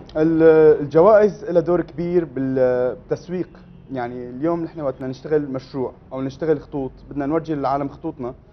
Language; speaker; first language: Arabic; native; Arabic